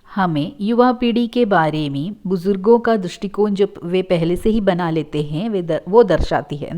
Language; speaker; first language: Hindi; non-native, local second language; Malayalam